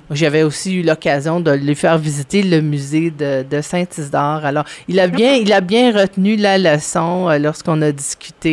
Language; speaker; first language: French; native; French